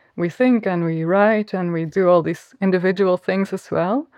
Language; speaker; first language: English; non-native, fluent; Dutch